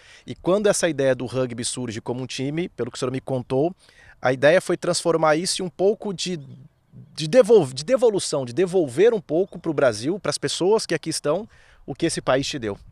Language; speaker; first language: Portuguese; native; Portuguese